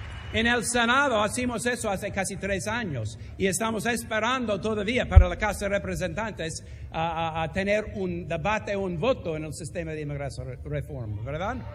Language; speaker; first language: Spanish; non-native, fluent; English